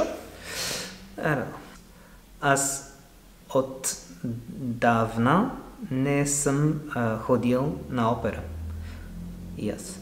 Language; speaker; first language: Bulgarian; non-native, learner; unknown